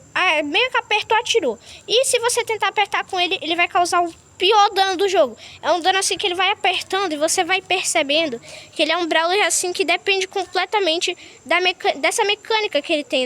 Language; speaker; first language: Portuguese; native; Portuguese